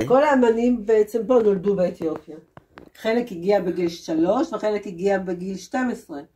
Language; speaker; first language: Hebrew; native; Hebrew